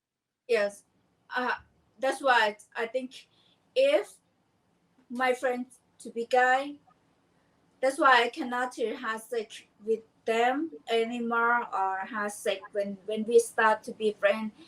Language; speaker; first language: English; non-native, learner; Thai